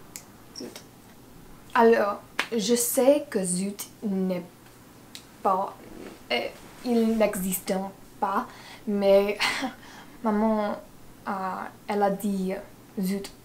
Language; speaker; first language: French; non-native, learner; English